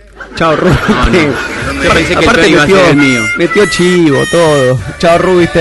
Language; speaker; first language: Spanish; native; Spanish